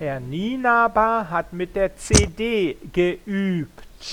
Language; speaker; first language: German; non-native, learner; Spanish